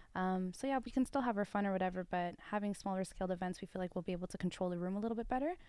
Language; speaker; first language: English; early bilingual, other home language; Tigrinya